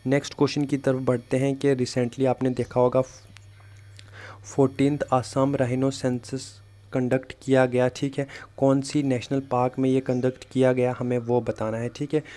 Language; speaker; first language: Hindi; non-native, local second language; Kashmiri